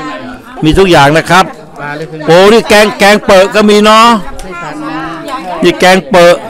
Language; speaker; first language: Thai; native; Thai